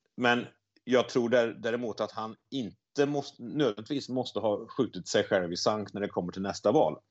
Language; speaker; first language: Swedish; native; Swedish